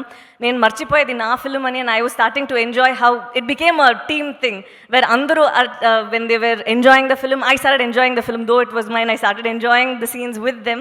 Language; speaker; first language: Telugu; non-native, local second language; Tamil